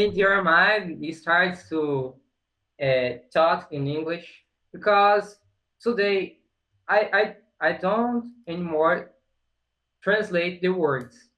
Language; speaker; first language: English; non-native, learner; Portuguese